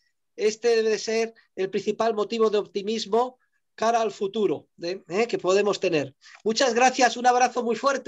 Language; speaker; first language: Spanish; native; Spanish